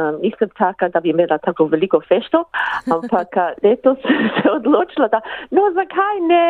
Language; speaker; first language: Slovenian; early bilingual, heritage; English